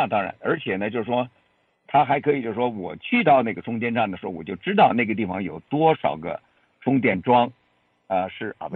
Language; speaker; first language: Chinese; native; Chinese